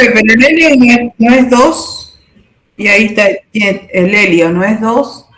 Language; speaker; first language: Spanish; native; Spanish